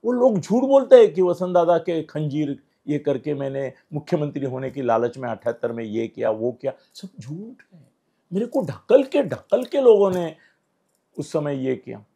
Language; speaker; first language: Hindi; non-native, local second language; Marathi